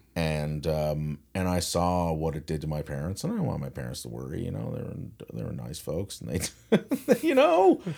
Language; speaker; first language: English; native; English